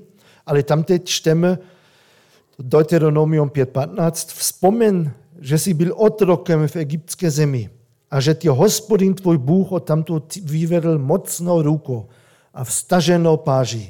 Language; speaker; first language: Czech; non-native, fluent; German